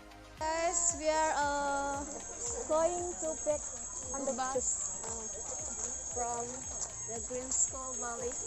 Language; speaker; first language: English; non-native, learner; Indonesian